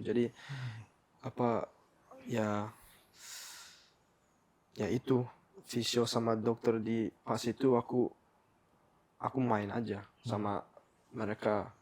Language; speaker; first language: Indonesian; early bilingual, heritage; English